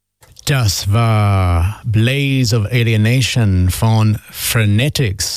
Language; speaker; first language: German; non-native, learner; English